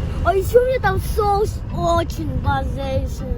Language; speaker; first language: Russian; early bilingual, heritage; Russian